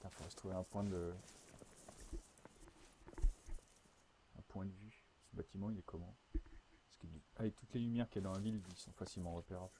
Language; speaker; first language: French; native; French